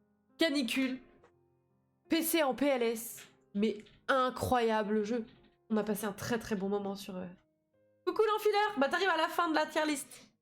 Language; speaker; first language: French; native; French